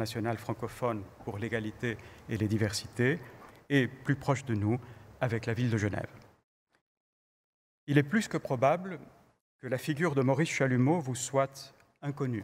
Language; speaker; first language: French; native; French